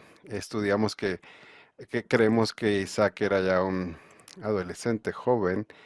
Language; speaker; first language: Spanish; native; Spanish